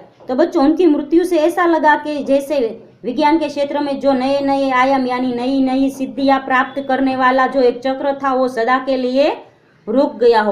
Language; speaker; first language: Hindi; non-native, local second language; Gujarati